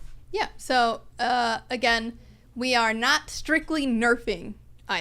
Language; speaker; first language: English; native; English